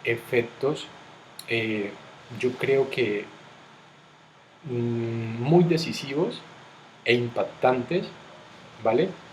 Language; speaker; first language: Spanish; native; Spanish